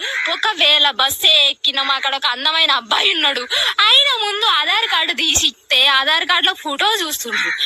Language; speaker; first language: Telugu; native; Telugu